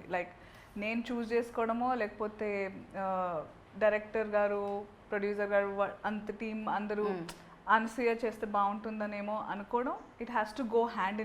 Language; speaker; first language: Telugu; native; Telugu